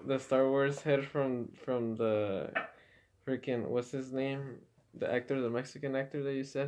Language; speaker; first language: English; early bilingual, other home language; Spanish